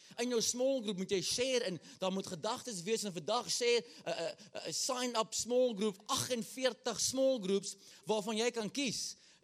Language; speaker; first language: Afrikaans; native; Afrikaans